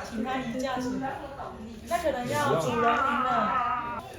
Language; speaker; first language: Chinese; native; Chinese